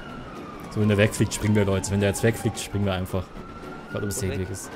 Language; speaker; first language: German; native; German